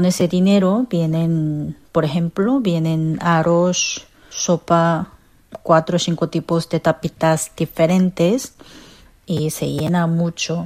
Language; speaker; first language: Spanish; non-native, fluent; Korean